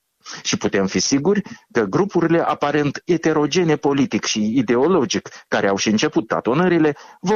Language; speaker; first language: Romanian; native; Romanian